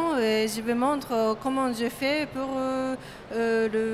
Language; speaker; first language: French; non-native, learner; Japanese